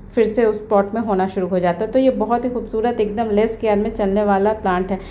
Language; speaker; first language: Hindi; native; Hindi